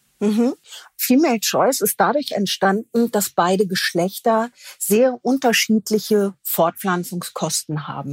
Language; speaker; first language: German; native; German